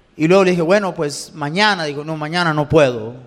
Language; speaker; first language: Spanish; early bilingual, heritage; Spanish